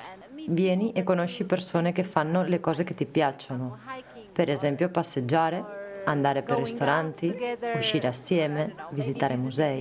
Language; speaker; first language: Italian; non-native, fluent; Polish